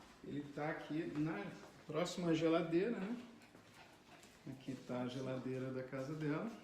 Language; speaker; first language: Portuguese; native; Portuguese